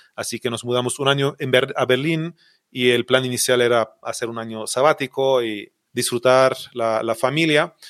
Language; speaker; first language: Spanish; non-native, fluent; German